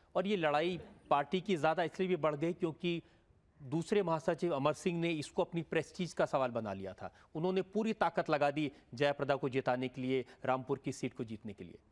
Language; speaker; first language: Hindi; native; Hindi